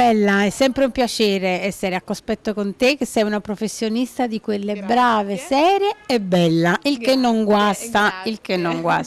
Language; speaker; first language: Italian; native; Italian